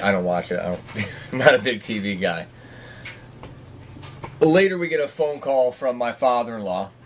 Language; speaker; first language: English; native; English